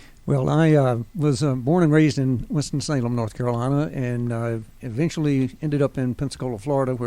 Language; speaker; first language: English; native; English